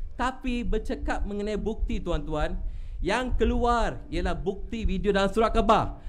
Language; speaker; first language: Malay; non-native, local second language; Tamil